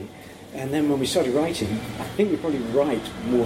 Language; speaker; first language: English; native; English